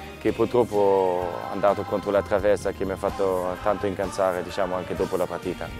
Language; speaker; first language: Italian; non-native, fluent; German